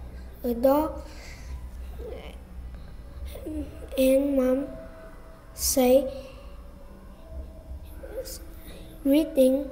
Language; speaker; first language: English; non-native, learner; Vietnamese